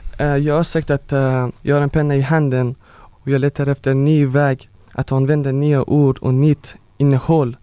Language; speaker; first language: Swedish; non-native, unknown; Persian